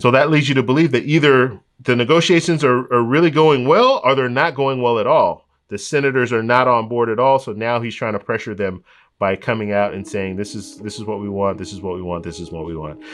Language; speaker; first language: English; native; English